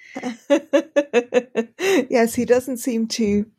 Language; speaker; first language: English; native; English